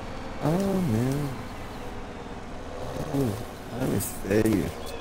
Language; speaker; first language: French; native; French